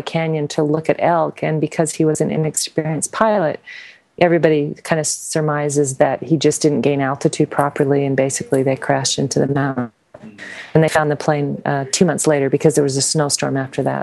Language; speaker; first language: English; native; English